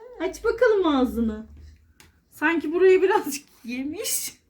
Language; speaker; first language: Turkish; native; Turkish